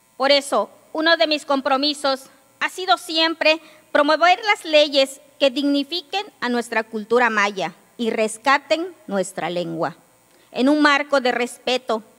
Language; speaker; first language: Spanish; non-native, local second language; Yucateco